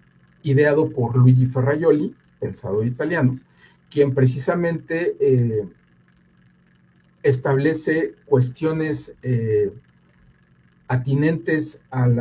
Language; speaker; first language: Spanish; native; Spanish